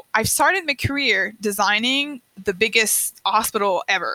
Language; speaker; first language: English; non-native, fluent; French